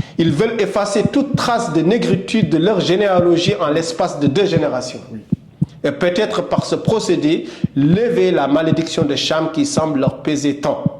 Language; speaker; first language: French; non-native, local second language; Wolof